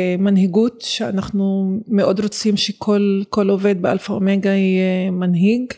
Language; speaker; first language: Hebrew; non-native, local second language; Arabic